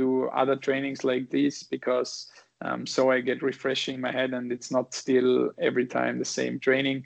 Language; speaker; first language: English; non-native, fluent; German